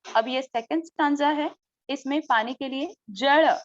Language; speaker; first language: Hindi; non-native, local second language; Marathi